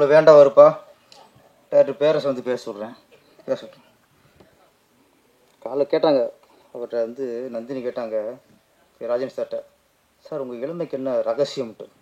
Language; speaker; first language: Tamil; native; Tamil